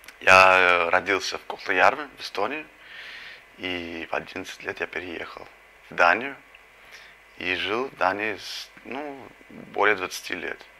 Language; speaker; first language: Russian; early bilingual, heritage; Russian